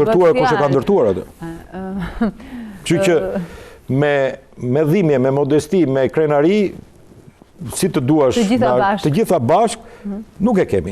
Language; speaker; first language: Albanian; native; Albanian